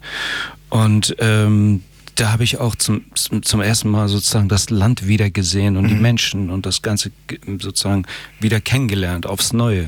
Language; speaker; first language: German; early bilingual, other home language; Persian